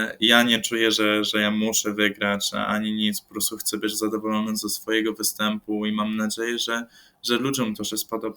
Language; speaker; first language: Polish; early bilingual, heritage; English